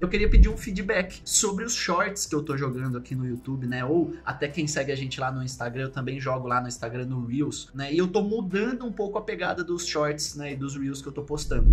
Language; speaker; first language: Portuguese; native; Portuguese